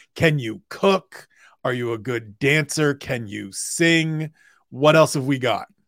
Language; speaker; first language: English; native; English